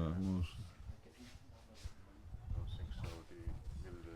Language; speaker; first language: English; non-native, learner; Wolof